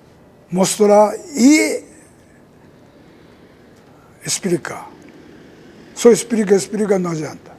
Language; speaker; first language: Portuguese; non-native, learner; Japanese